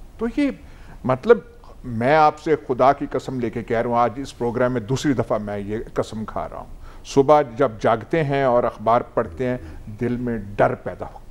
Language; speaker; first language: Urdu; non-native, local second language; Punjabi